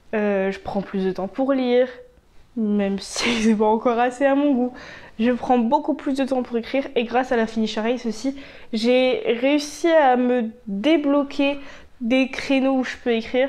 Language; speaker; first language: French; native; French